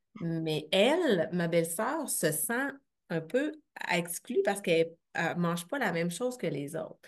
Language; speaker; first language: French; native; French